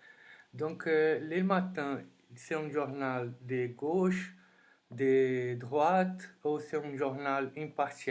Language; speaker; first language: French; non-native, fluent; Portuguese